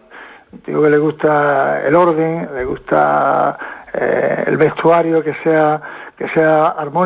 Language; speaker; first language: Spanish; native; Spanish